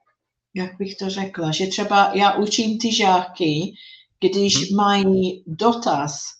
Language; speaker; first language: Czech; non-native, fluent; English